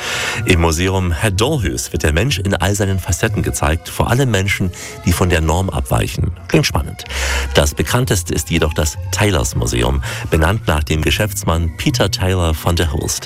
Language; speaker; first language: German; native; German